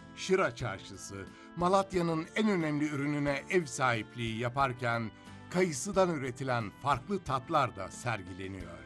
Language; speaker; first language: Turkish; native; Turkish